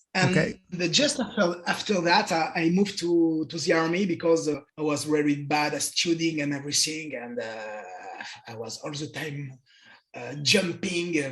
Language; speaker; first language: English; non-native, learner; French